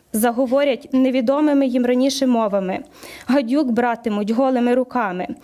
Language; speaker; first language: Ukrainian; native; Ukrainian